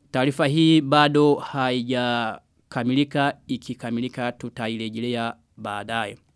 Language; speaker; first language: Swahili; non-native, local second language; Rundi